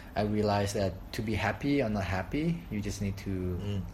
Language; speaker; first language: English; non-native, fluent; Thai